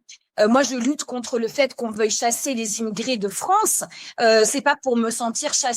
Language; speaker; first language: French; native; French